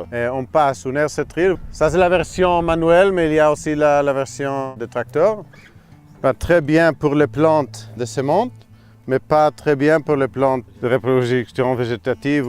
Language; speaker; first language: French; non-native, fluent; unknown